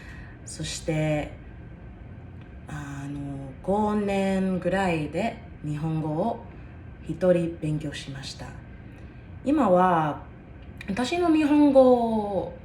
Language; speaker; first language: Japanese; non-native, learner; English